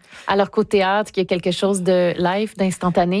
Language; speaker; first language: French; native; French